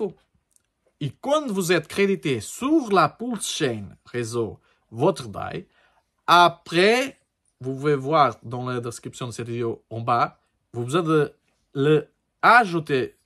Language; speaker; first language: French; non-native, learner; Portuguese